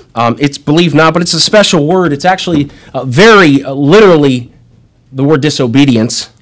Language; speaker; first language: English; native; English